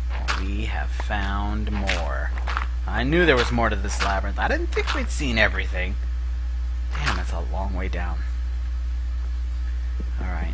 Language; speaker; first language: English; native; English